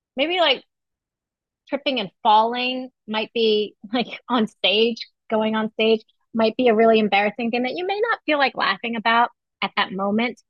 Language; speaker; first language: English; native; English